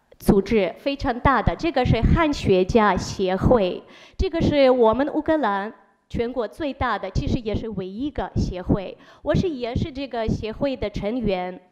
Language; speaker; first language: Chinese; non-native, fluent; Ukrainian